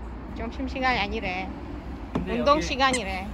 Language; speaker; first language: Korean; non-native, fluent; Russian